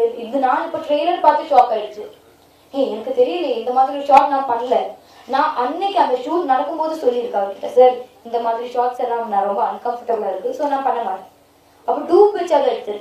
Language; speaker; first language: Tamil; non-native, learner; Malayalam